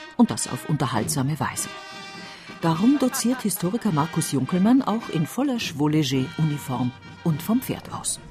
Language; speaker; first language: German; native; German